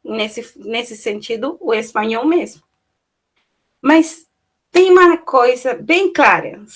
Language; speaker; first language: Portuguese; non-native, fluent; Spanish